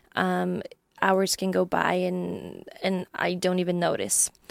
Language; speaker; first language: English; non-native, fluent; Polish